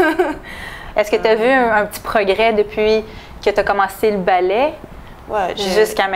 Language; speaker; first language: French; native; French